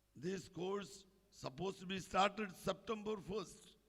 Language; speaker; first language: English; non-native, local second language; Malayalam